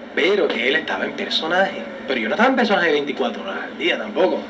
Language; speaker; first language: Spanish; early bilingual, heritage; Spanish